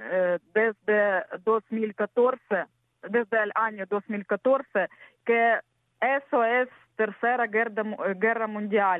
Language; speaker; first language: Spanish; non-native, learner; Ukrainian